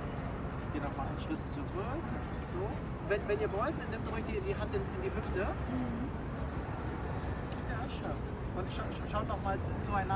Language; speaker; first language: German; native; German